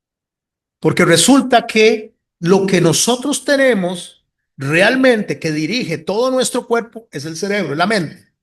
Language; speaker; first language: Spanish; native; Spanish